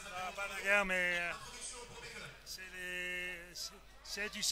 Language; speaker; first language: French; non-native, fluent; English